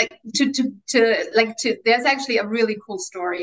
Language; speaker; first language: English; non-native, fluent; German